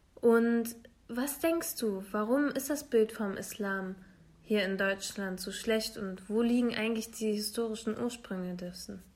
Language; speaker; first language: German; early bilingual, other home language; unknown